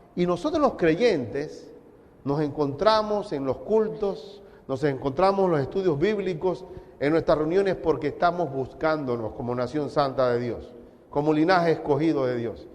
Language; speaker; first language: Spanish; native; Spanish